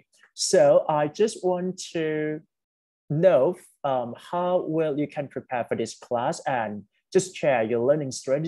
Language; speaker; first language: English; non-native, fluent; Thai